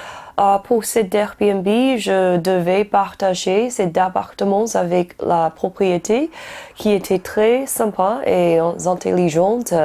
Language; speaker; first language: French; non-native, learner; Chinese